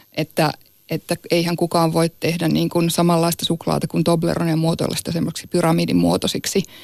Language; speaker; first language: Finnish; non-native, local second language; Northern Sami